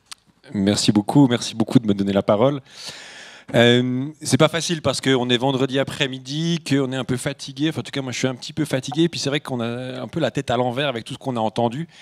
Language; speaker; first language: French; native; French